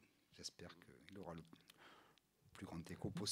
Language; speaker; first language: French; native; French